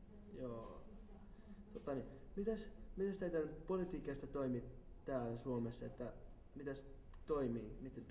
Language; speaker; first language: Finnish; non-native, learner; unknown